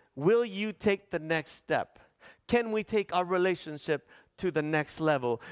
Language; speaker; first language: English; early bilingual, other home language; Spanish